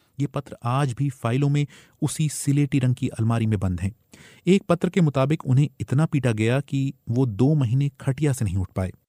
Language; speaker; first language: Hindi; native; Hindi